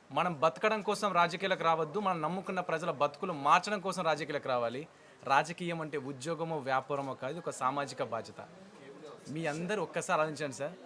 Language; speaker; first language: Telugu; native; Telugu